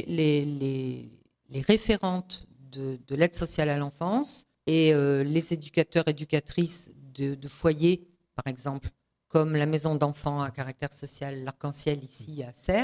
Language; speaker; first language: French; native; French